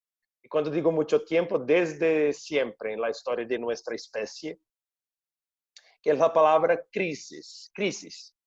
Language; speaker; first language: Spanish; non-native, fluent; Portuguese